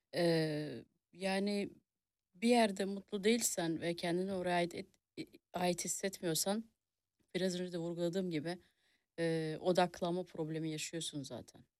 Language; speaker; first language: Turkish; early bilingual, heritage; Turkish